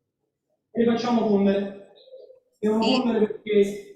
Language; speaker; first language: Italian; native; Italian